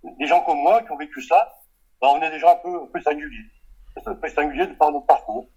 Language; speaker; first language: French; early bilingual, other home language; Portuguese